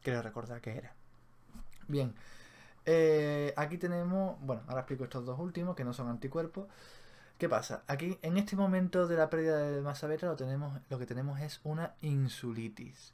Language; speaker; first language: Spanish; native; Spanish